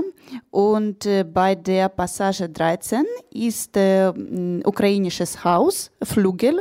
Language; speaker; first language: German; non-native, learner; Ukrainian